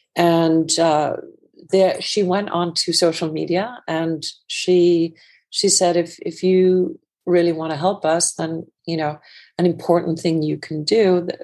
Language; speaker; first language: English; non-native, fluent; Icelandic